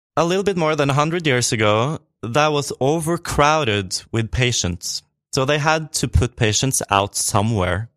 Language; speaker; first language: English; non-native, fluent; Norwegian